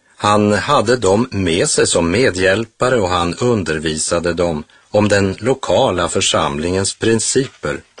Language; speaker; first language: Swedish; native; Swedish